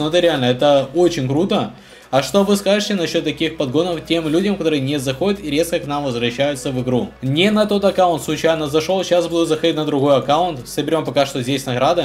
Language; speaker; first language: Russian; native; Russian